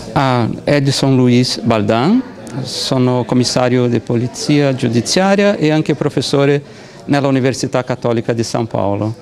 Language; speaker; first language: Italian; non-native, fluent; Portuguese